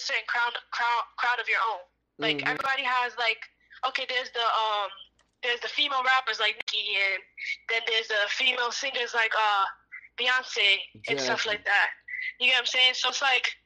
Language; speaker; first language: English; native; English